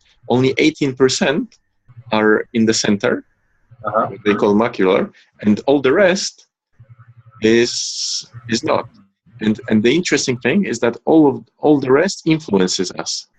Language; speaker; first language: English; non-native, fluent; Polish